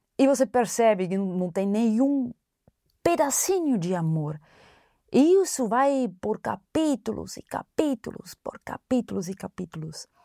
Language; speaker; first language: Portuguese; non-native, fluent; German